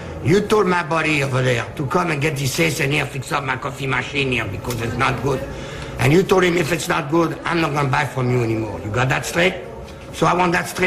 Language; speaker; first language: English; non-native, fluent; French